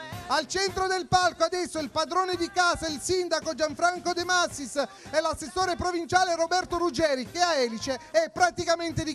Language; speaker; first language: Italian; native; Italian